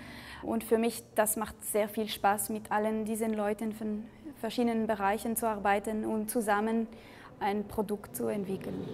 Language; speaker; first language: German; non-native, local second language; French